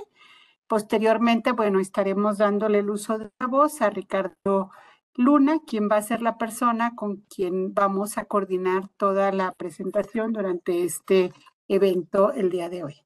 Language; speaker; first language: Spanish; native; Spanish